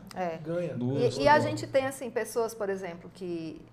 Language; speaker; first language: Portuguese; native; Portuguese